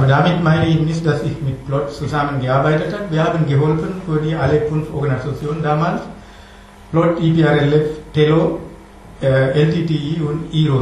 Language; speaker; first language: German; non-native, learner; Sinhala